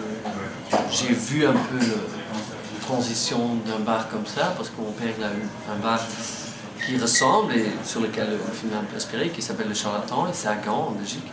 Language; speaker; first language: French; non-native, fluent; Dutch